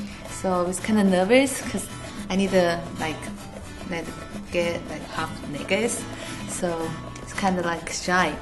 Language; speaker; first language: English; non-native, fluent; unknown